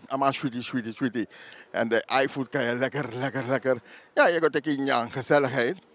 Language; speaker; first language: Dutch; native; Dutch